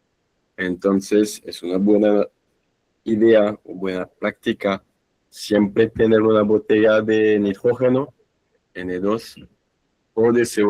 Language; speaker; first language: Spanish; non-native, fluent; French